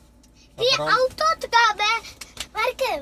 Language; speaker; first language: German; non-native, learner; Tamil